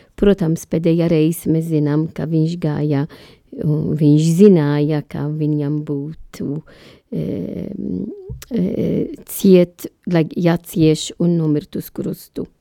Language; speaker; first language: Latvian; non-native, learner; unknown